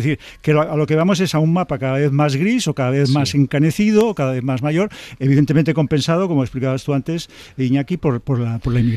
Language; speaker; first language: Spanish; native; Spanish